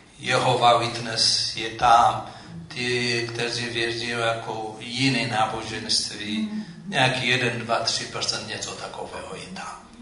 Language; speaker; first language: Czech; non-native, fluent; Amharic